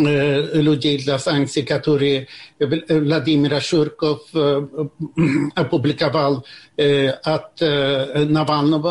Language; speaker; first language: Russian; non-native, fluent; Swedish